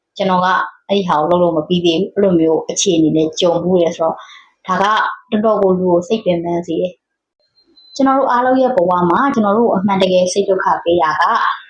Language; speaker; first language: Burmese; native; Burmese